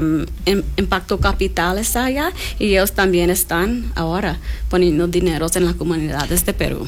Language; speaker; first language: Spanish; non-native, learner; English